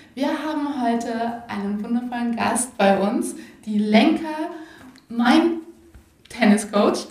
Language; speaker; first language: German; native; German